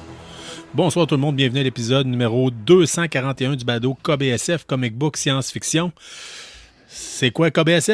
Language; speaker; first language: French; native; French